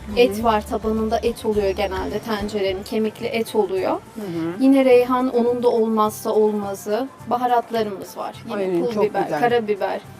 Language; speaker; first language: Turkish; native; Turkish